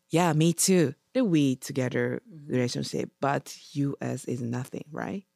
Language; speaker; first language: English; non-native, learner; Japanese